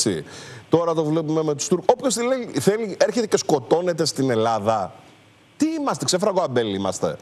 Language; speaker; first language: Greek; native; Greek